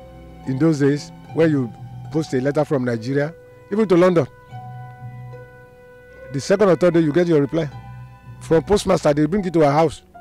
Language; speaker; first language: English; non-native, local second language; Yoruba